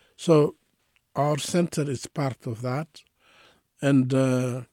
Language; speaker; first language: English; non-native, fluent; Tigrinya